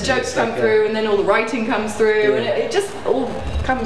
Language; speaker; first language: English; native; English